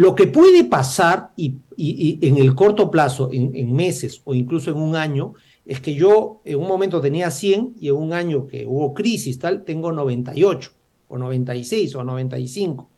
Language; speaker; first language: Spanish; native; Spanish